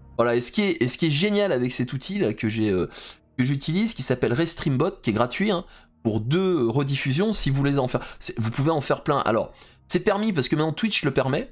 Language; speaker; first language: French; native; French